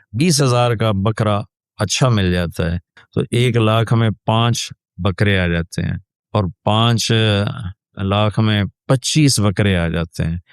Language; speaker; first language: Urdu; non-native, local second language; Punjabi